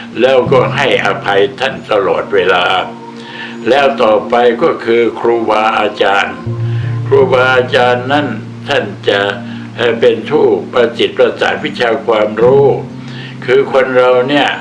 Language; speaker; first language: Thai; native; Thai